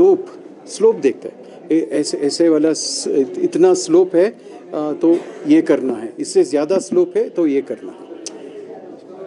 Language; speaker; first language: Hindi; non-native, local second language; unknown